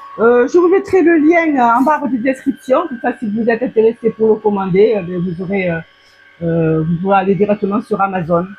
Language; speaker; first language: French; native; French